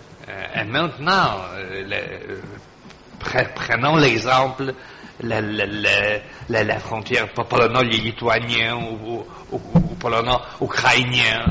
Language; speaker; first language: French; non-native, fluent; Polish